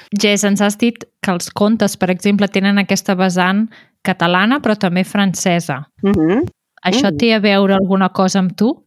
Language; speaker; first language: Catalan; native; Catalan